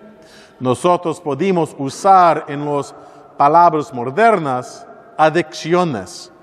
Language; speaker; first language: Spanish; non-native, learner; English